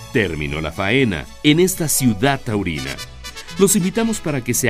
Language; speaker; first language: Spanish; native; Spanish